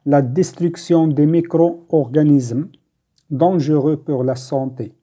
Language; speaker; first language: French; non-native, local second language; Arabic